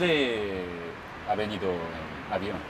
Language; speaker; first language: Spanish; non-native, learner; Korean